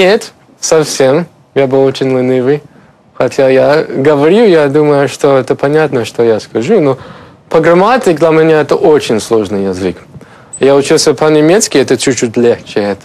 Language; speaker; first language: Russian; non-native, learner; English